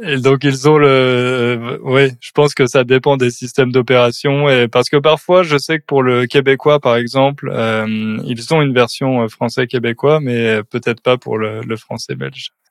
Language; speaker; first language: French; native; French